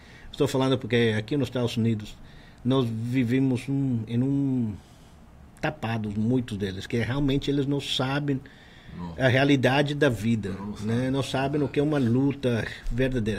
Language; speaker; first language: Portuguese; non-native, learner; Spanish